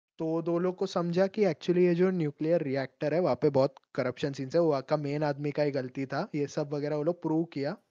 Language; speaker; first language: Hindi; non-native, local second language; Malayalam